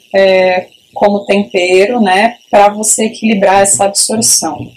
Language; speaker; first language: Portuguese; native; Portuguese